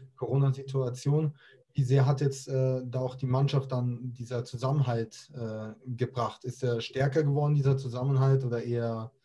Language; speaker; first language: German; native; German